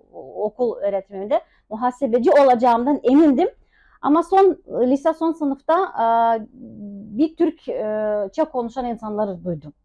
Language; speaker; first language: Turkish; non-native, fluent; Russian